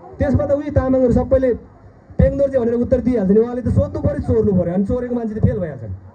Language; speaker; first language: Nepali; non-native, local second language; Eastern Tamang